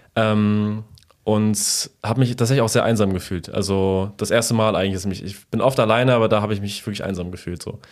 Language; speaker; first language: German; early bilingual, other home language; Polish